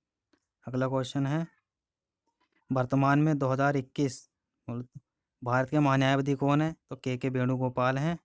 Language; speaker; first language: Hindi; native; Hindi